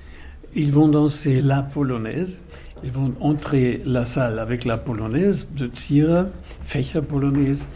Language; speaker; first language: French; non-native, fluent; German